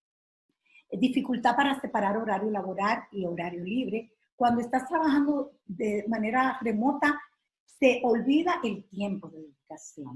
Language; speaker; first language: Spanish; native; Spanish